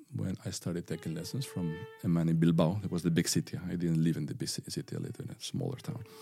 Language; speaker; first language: English; non-native, fluent; Spanish